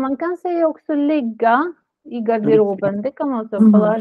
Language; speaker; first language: Swedish; non-native, fluent; Russian